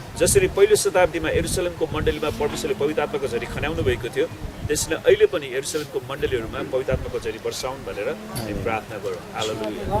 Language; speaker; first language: Nepali; native; Nepali